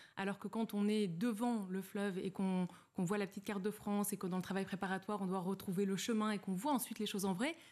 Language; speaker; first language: French; native; French